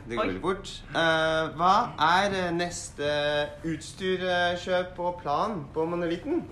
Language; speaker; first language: Norwegian; non-native, fluent; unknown